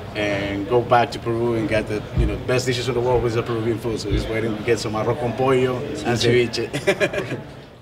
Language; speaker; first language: English; non-native, fluent; Spanish